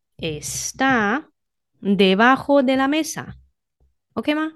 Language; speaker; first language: Spanish; non-native, fluent; Chinese